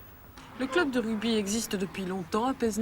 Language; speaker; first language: French; native; French